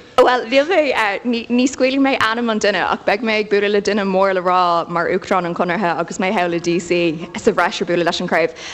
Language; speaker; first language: Irish; native; Irish